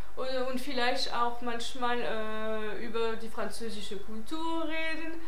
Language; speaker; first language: German; non-native, fluent; French